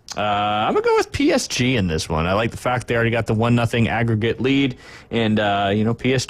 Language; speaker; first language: English; native; English